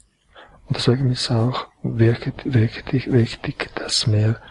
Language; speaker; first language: German; non-native, fluent; Croatian